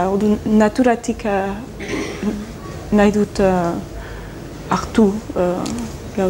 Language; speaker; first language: Basque; non-native, learner; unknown